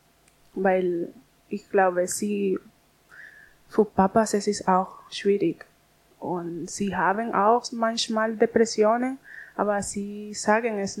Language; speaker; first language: German; non-native, learner; Spanish